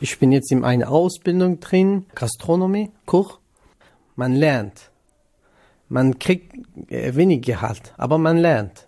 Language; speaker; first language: German; non-native, learner; Kurdish